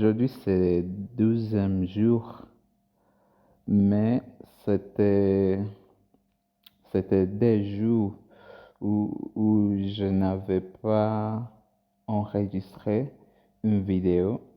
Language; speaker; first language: French; non-native, learner; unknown